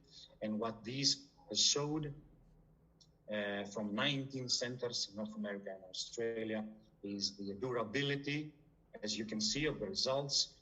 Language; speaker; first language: English; non-native, fluent; Greek